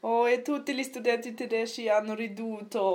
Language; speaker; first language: Italian; non-native, learner; German